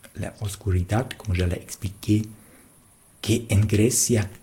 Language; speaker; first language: Spanish; non-native, fluent; German